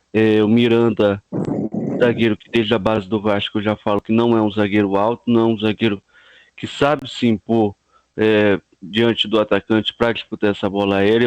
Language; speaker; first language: Portuguese; native; Portuguese